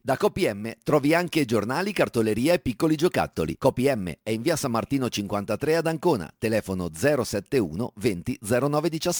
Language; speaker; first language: Italian; native; Italian